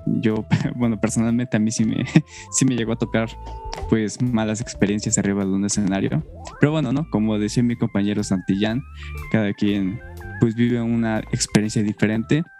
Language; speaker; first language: Spanish; native; Spanish